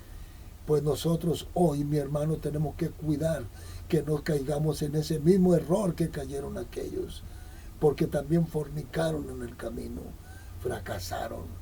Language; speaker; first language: Spanish; native; Spanish